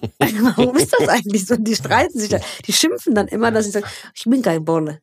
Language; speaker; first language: German; early bilingual, other home language; Greek